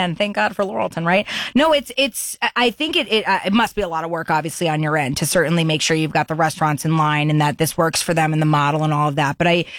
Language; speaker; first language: English; native; English